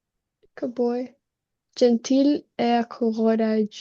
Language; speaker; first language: French; non-native, learner; Spanish